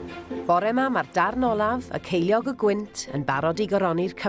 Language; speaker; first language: Welsh; native; Welsh